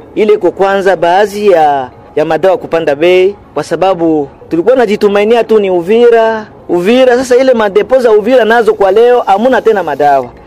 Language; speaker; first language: Swahili; native; Swahili